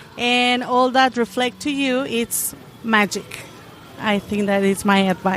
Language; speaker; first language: English; non-native, learner; Spanish